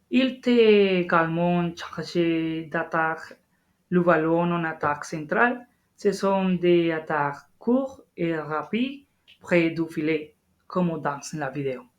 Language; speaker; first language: French; non-native, learner; Spanish